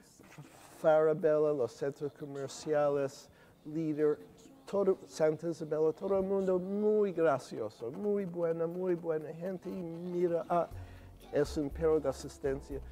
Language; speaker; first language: Spanish; non-native, learner; English